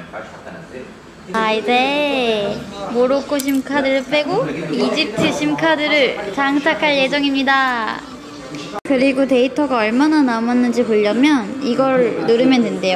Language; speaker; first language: Korean; native; Korean